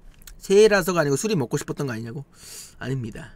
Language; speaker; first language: Korean; native; Korean